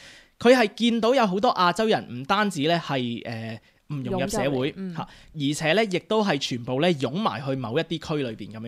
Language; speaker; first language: Cantonese; native; Cantonese